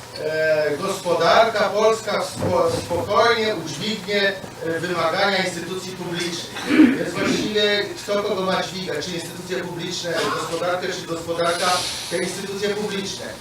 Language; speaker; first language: Polish; native; Polish